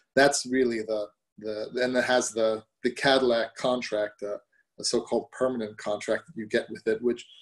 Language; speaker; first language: English; early bilingual, other home language; German